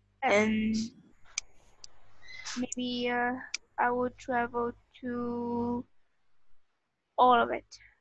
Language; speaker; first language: English; non-native, learner; Vietnamese